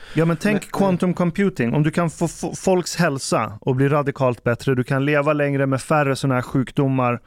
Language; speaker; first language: Swedish; early bilingual, other home language; Persian